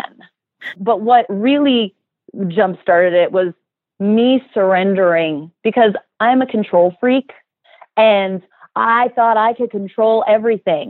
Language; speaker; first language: English; native; English